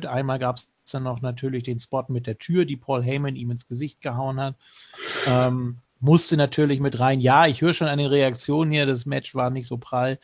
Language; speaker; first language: German; native; German